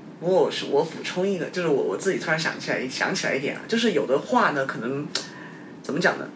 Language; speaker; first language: Chinese; native; Chinese